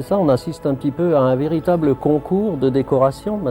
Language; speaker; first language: French; native; French